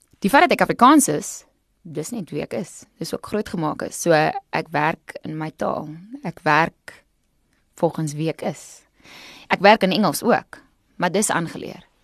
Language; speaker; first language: Afrikaans; native; Afrikaans